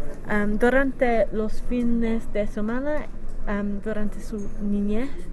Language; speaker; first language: Spanish; non-native, learner; English